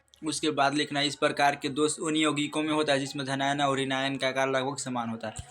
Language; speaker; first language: Hindi; native; Hindi